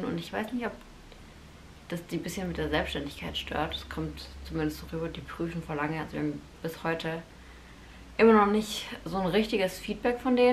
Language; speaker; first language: German; native; German